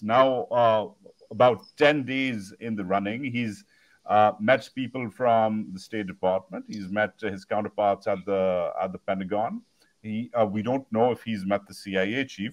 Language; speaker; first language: English; non-native, local second language; Urdu